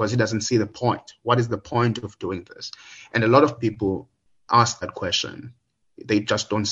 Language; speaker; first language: English; non-native, local second language; Xhosa